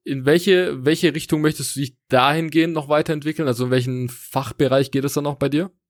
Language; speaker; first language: German; native; German